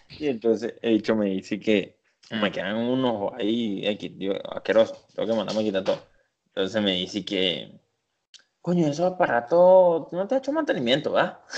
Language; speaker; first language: Spanish; native; Spanish